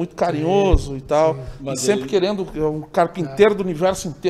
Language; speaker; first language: Portuguese; native; Portuguese